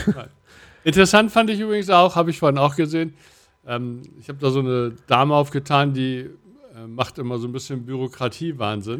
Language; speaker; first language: German; native; German